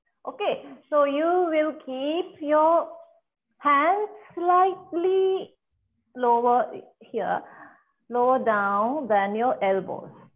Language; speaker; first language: English; non-native, fluent; Japanese